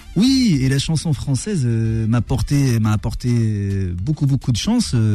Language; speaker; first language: French; non-native, local second language; Arabic